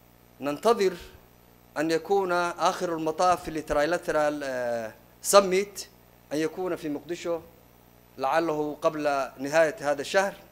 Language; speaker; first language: Arabic; non-native, local second language; Somali